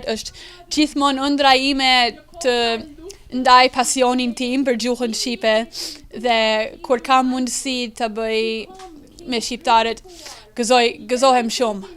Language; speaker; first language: Albanian; non-native, fluent; English